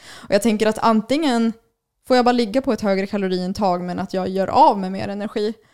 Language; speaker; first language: Swedish; native; Swedish